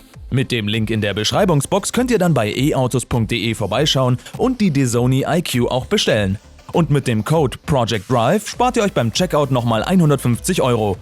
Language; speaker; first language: German; native; German